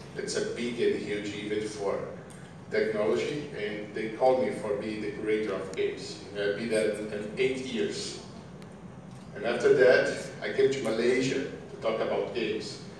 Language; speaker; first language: English; non-native, learner; Portuguese